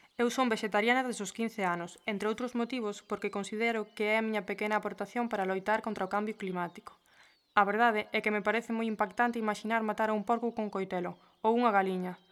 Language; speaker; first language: Galician; early bilingual, heritage; Galician